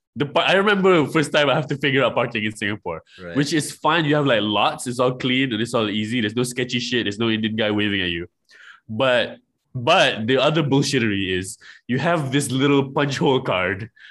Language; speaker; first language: English; non-native, local second language; Malay